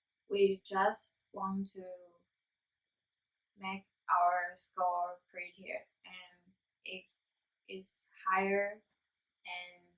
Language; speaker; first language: English; non-native, learner; Chinese